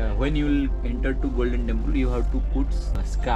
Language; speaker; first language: English; non-native, local second language; Odia